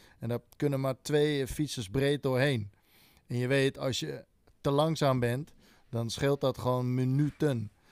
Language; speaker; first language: Dutch; native; Dutch